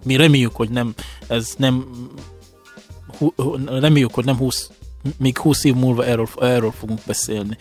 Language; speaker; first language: Hungarian; non-native, fluent; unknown